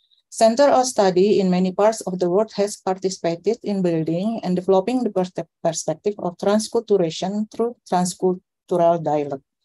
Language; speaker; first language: English; non-native, fluent; Indonesian